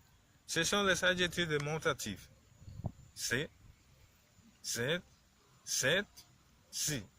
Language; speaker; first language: French; non-native, learner; Spanish